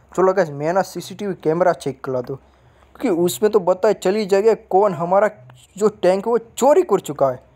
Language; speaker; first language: Hindi; non-native, local second language; Gujarati